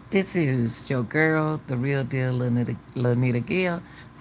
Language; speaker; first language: English; native; English